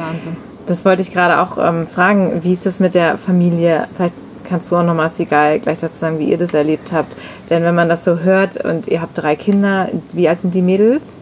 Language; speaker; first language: German; native; German